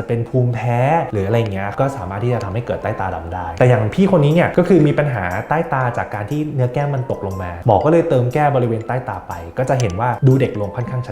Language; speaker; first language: Thai; native; Thai